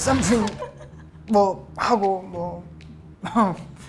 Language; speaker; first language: Korean; non-native, fluent; German